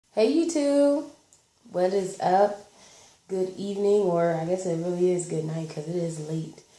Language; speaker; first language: English; native; English